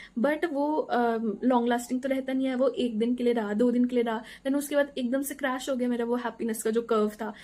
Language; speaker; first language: Hindi; native; Hindi